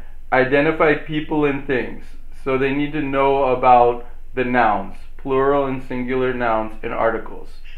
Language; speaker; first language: English; native; English